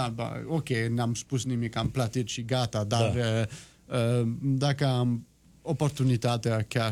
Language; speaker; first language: Romanian; non-native, learner; French